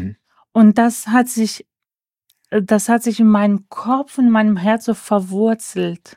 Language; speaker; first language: German; early bilingual, other home language; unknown